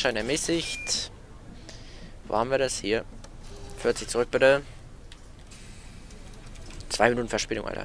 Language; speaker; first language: German; native; German